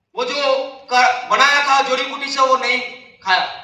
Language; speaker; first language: Hindi; non-native, local second language; Bangla